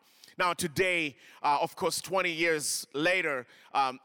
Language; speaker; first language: English; non-native, local second language; Luyia